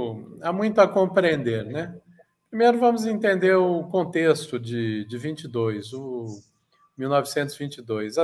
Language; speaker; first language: Portuguese; native; Portuguese